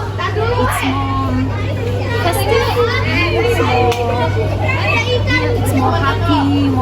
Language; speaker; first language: English; non-native, learner; French